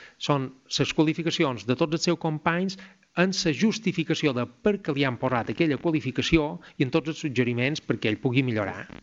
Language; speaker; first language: Catalan; native; Catalan